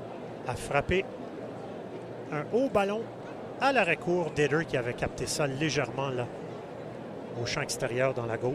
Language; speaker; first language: French; native; French